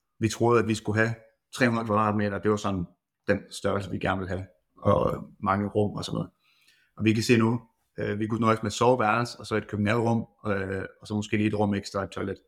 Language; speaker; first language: Danish; native; Danish